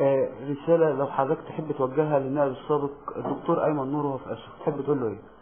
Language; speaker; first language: Arabic; native; Arabic